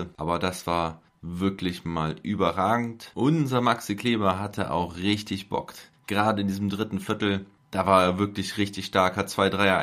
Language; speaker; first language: German; native; German